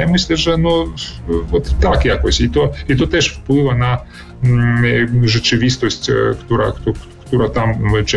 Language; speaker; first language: Polish; early bilingual, heritage; Polish